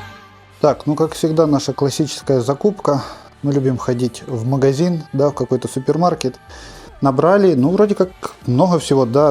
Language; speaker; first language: Russian; native; Russian